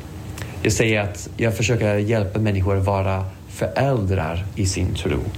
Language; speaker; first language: Swedish; non-native, fluent; English